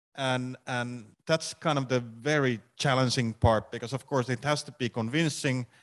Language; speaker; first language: English; non-native, fluent; Finnish